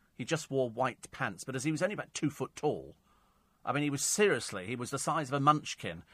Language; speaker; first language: English; native; English